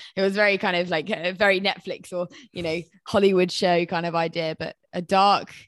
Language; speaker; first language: English; native; English